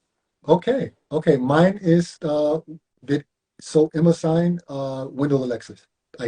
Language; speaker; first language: German; non-native, learner; English